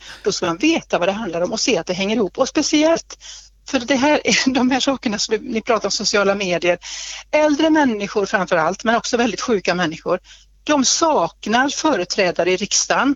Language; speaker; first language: Swedish; native; Swedish